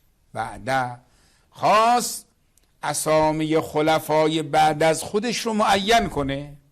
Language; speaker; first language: Persian; native; Persian